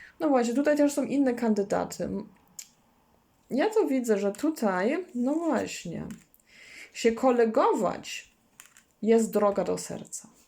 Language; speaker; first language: Polish; non-native, learner; German